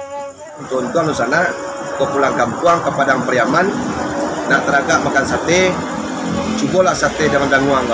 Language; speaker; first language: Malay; non-native, local second language; Minangkabau